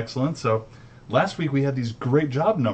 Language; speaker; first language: English; native; English